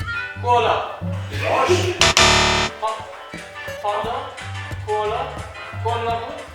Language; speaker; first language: Persian; native; Persian